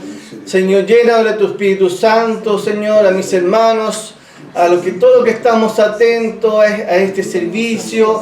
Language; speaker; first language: Spanish; native; Spanish